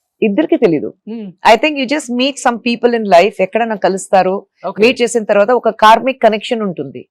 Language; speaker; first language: Telugu; non-native, fluent; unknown